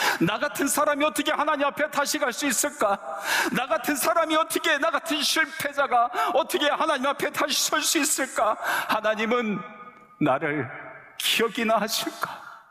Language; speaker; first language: Korean; native; Korean